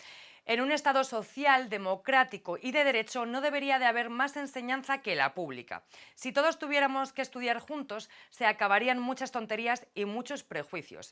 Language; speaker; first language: Spanish; native; Spanish